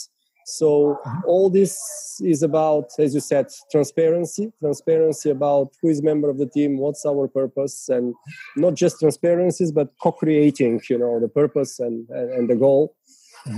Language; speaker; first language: English; non-native, fluent; Bulgarian